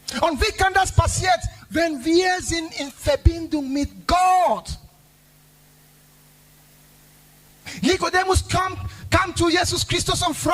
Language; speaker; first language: German; non-native, learner; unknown